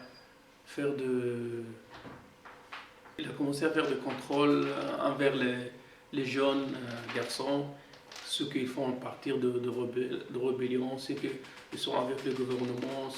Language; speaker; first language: French; non-native, fluent; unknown